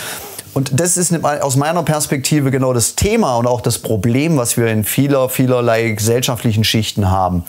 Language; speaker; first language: German; native; German